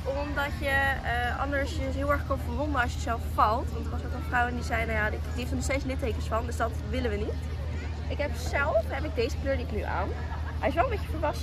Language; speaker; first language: Dutch; native; Dutch